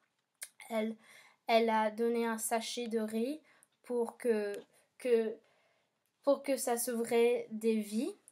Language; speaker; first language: French; non-native, learner; English